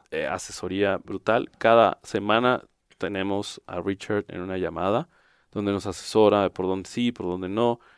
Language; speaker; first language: Spanish; native; Spanish